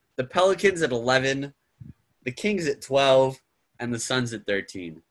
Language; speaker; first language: English; native; English